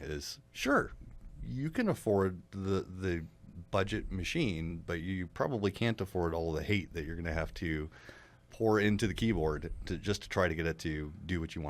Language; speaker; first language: English; native; English